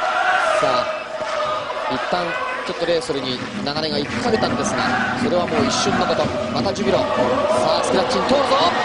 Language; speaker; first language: Japanese; native; Japanese